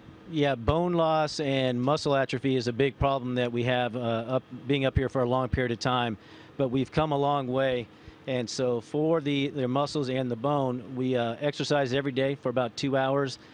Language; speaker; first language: English; early bilingual, other home language; Spanish